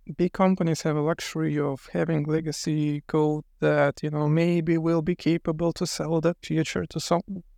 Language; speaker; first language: English; non-native, fluent; Lithuanian